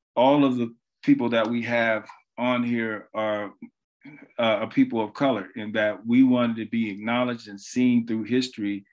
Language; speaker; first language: English; native; English